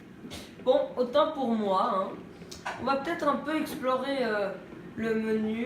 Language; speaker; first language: French; native; French